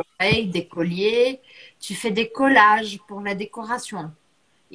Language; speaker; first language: French; non-native, fluent; Portuguese